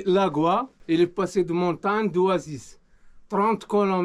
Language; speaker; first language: French; non-native, learner; Berber languages